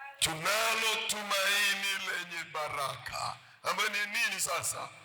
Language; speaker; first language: Swahili; native; Swahili